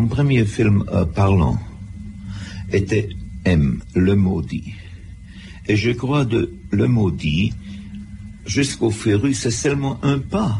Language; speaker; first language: French; non-native, fluent; German